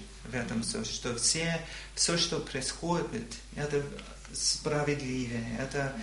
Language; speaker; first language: Russian; non-native, learner; English